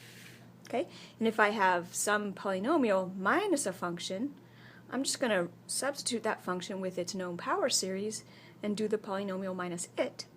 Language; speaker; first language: English; native; English